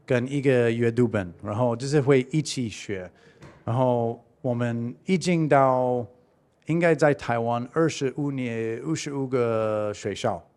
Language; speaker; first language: Chinese; non-native, fluent; English